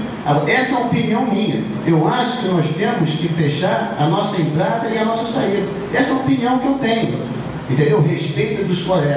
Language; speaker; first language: Portuguese; native; Portuguese